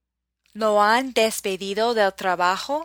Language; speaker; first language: Spanish; non-native, fluent; English